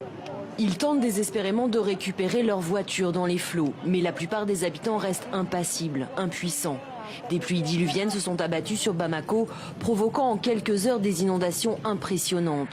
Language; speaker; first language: French; native; French